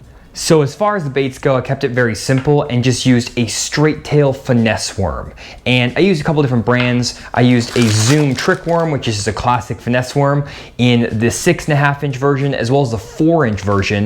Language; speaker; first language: English; native; English